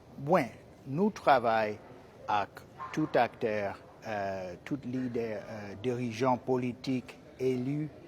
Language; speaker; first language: Haitian Creole; non-native, learner; English